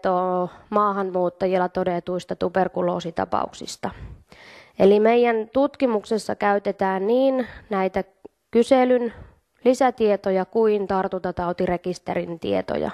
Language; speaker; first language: Finnish; native; Finnish